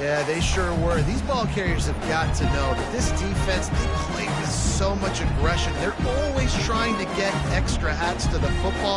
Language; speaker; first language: English; native; English